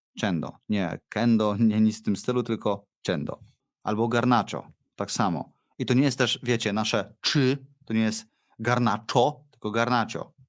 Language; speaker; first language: Polish; native; Polish